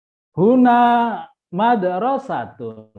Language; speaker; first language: Arabic; non-native, fluent; Indonesian